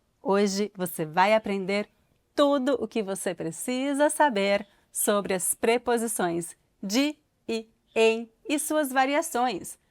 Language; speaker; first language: Portuguese; native; Portuguese